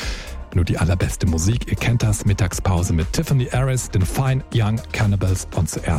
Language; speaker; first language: German; native; German